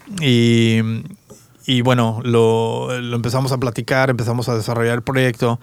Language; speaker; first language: Spanish; native; Spanish